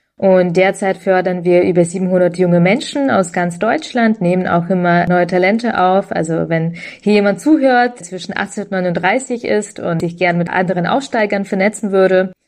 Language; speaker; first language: German; early bilingual, other home language; Russian